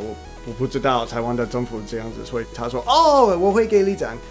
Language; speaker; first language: Chinese; non-native, learner; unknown